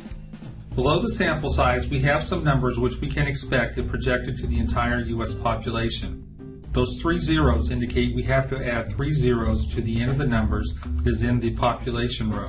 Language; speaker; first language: English; native; English